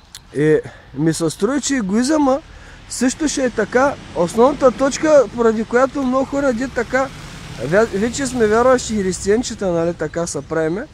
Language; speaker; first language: Bulgarian; native; Bulgarian